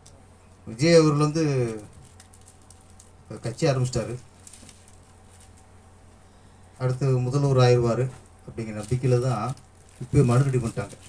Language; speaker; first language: Tamil; native; Tamil